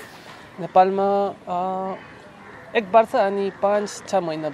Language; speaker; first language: Nepali; non-native, learner; Spanish